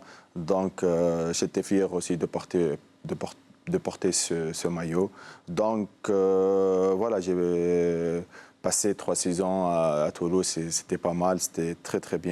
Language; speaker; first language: French; non-native, local second language; Arabic